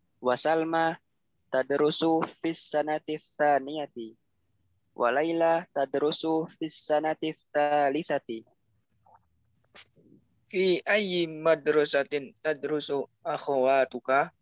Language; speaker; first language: Arabic; non-native, learner; Indonesian